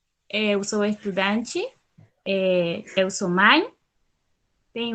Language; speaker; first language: Portuguese; non-native, learner; Spanish